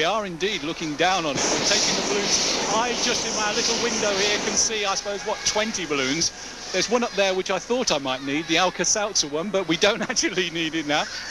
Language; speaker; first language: English; native; English